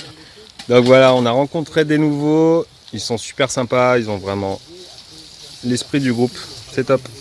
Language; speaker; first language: French; native; French